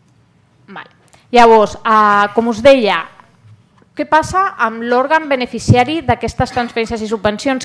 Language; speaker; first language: Catalan; native; Catalan